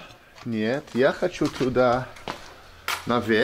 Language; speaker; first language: Russian; non-native, learner; English